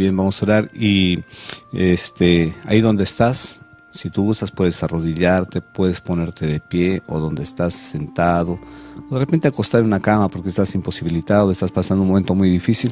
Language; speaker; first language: Spanish; native; Spanish